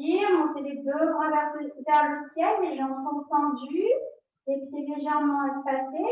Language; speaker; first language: French; native; French